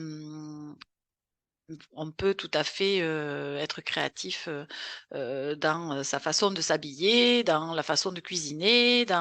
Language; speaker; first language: French; native; French